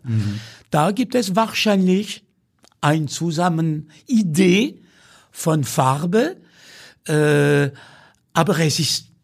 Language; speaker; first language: German; non-native, fluent; French